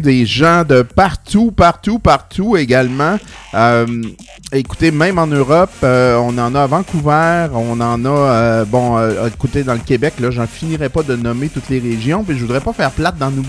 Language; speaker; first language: French; native; French